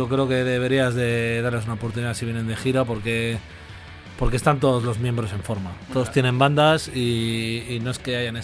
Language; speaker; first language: Spanish; native; Spanish